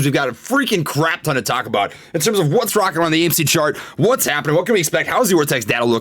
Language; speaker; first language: English; native; English